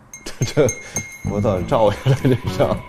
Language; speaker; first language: Chinese; native; Chinese